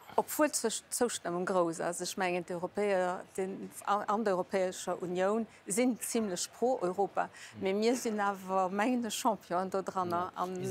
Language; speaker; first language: Luxembourgish; early bilingual, other home language; Portuguese